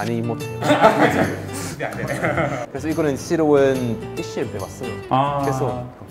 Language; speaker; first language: Korean; non-native, learner; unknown